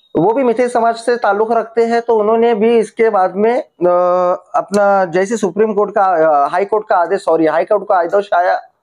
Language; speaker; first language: Hindi; native; Hindi